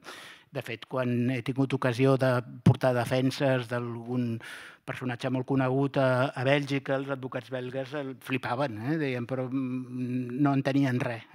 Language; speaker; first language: Catalan; native; Catalan